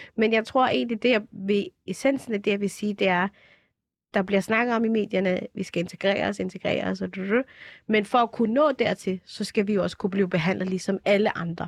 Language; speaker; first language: Danish; early bilingual, other home language; Somali